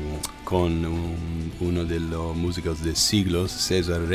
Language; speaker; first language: Spanish; non-native, fluent; English